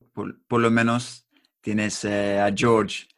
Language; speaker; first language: Spanish; non-native, learner; English